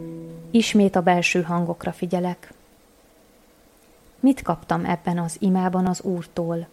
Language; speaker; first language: Hungarian; native; Hungarian